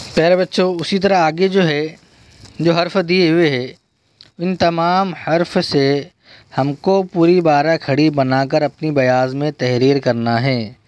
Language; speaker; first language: Hindi; non-native, local second language; Urdu